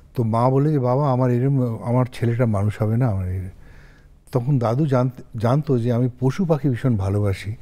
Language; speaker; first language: Bangla; native; Bangla